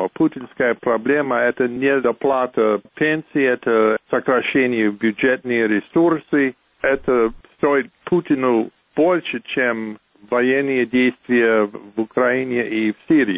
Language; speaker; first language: Russian; non-native, fluent; English